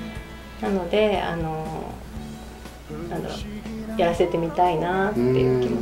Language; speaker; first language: Japanese; native; Japanese